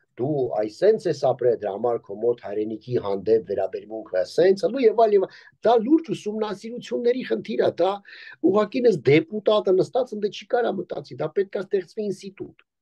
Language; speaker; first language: Armenian; native; Armenian